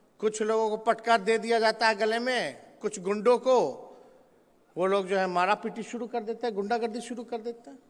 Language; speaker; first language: Hindi; native; Hindi